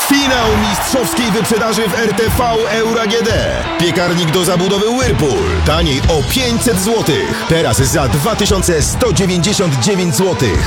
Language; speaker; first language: Polish; native; Polish